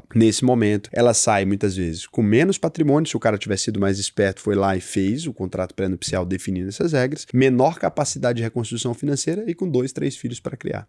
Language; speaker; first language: Portuguese; native; Portuguese